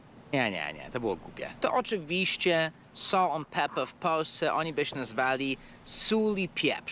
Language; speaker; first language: Polish; non-native, fluent; English